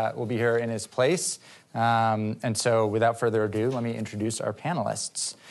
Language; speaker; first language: English; native; English